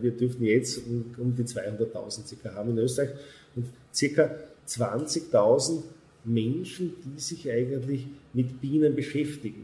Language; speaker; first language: German; native; German